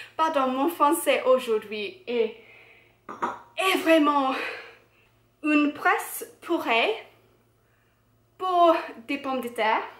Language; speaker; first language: French; non-native, learner; English